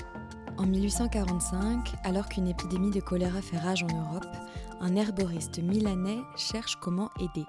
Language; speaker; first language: French; native; French